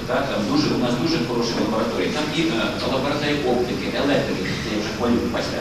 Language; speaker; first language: Ukrainian; native; Ukrainian